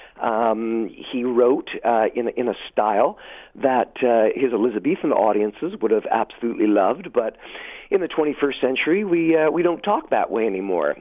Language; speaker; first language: English; native; English